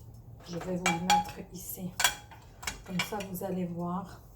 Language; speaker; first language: French; early bilingual, other home language; Italian